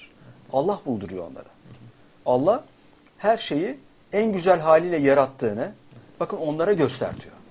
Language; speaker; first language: Turkish; native; Turkish